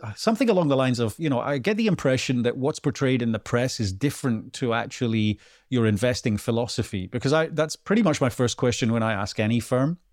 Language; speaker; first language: English; native; English